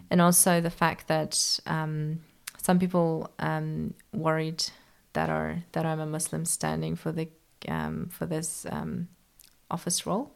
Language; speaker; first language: English; early bilingual, other home language; Persian